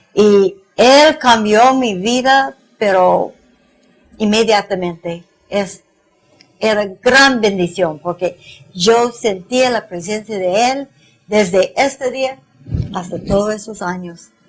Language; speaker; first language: Spanish; non-native, fluent; English